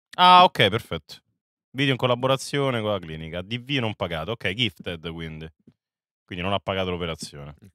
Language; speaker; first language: Italian; native; Italian